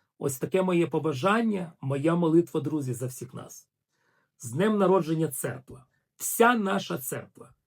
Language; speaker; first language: Ukrainian; non-native, local second language; Russian